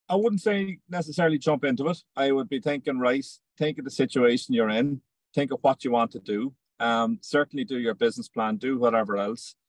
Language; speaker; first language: English; native; English